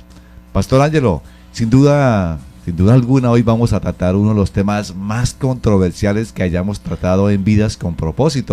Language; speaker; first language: Spanish; native; Spanish